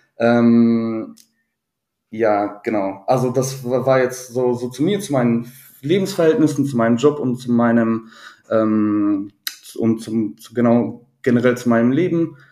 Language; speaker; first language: German; native; German